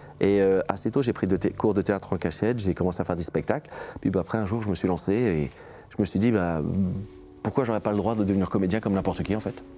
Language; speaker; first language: French; early bilingual, other home language; Portuguese